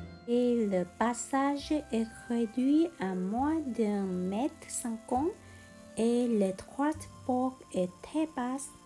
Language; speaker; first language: French; non-native, learner; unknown